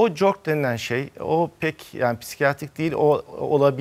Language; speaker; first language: Turkish; native; Turkish